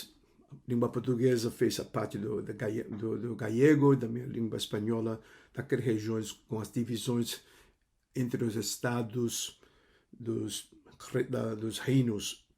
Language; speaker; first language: Portuguese; non-native, fluent; Cantonese